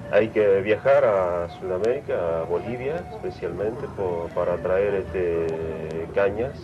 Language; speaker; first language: Spanish; non-native, local second language; Quechua